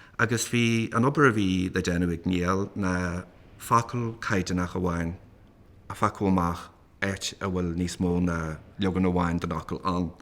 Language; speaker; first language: Irish; native; Irish